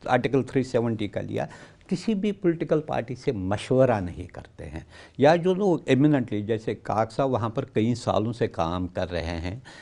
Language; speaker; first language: Hindi; non-native, local second language; Kashmiri